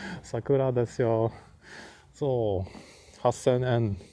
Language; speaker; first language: Japanese; non-native, learner; Polish